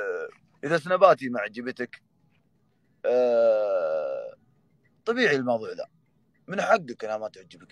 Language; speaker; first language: Arabic; native; Arabic